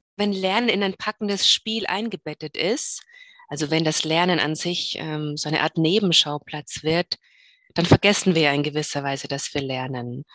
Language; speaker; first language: German; native; German